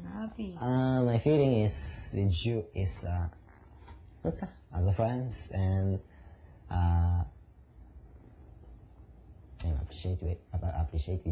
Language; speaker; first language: English; non-native, learner; Japanese